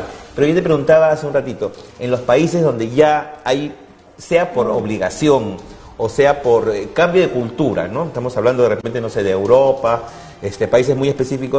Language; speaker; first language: Spanish; native; Spanish